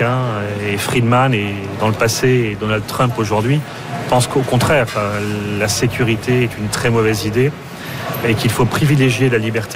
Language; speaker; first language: French; native; French